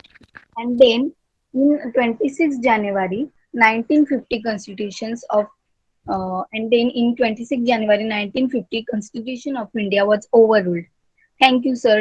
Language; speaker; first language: English; non-native, learner; Marathi